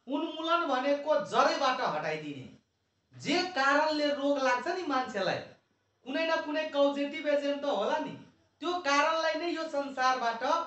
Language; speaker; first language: Nepali; non-native, local second language; Maithili